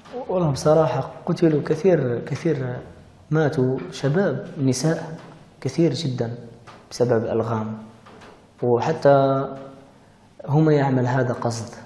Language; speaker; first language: Arabic; early bilingual, heritage; Arabic